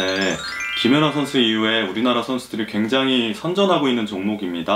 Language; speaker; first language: Korean; native; Korean